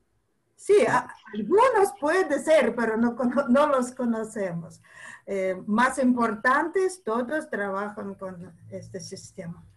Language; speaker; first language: Spanish; non-native, fluent; Russian